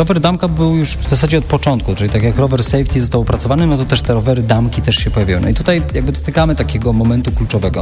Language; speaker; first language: Polish; native; Polish